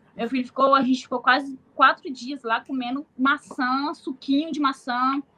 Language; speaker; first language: Portuguese; native; Portuguese